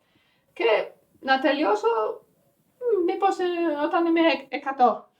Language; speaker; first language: Greek; non-native, fluent; English